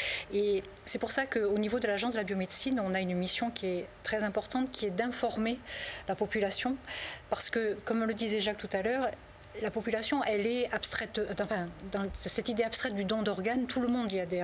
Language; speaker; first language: French; native; French